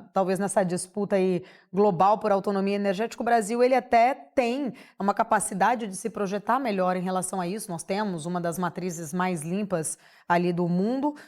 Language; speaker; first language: Portuguese; native; Portuguese